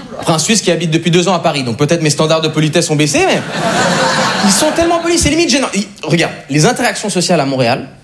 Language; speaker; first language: French; native; French